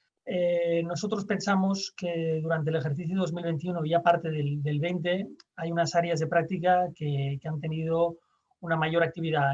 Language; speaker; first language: Spanish; native; Spanish